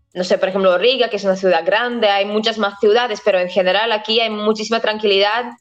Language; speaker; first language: Spanish; non-native, fluent; Latvian